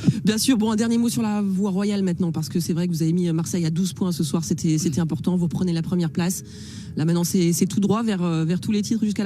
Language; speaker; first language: French; native; French